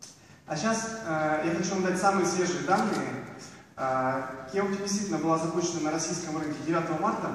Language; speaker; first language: Russian; native; Russian